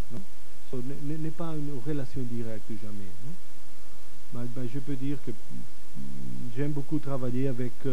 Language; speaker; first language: French; non-native, fluent; Catalan